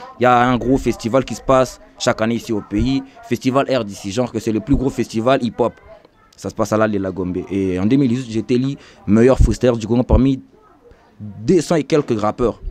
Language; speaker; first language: French; non-native, local second language; Lingala